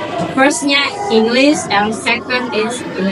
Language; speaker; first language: English; non-native, learner; Indonesian